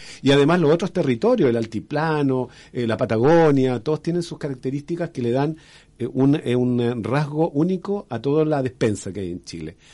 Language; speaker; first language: Spanish; native; Spanish